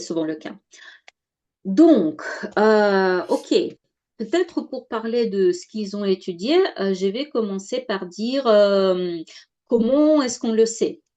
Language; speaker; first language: French; non-native, fluent; Ukrainian